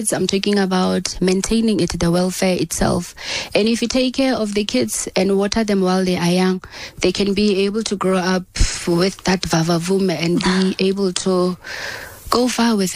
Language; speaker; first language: English; non-native, local second language; Southern Sotho